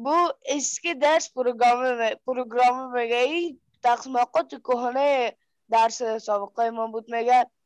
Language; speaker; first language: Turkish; non-native, learner; Persian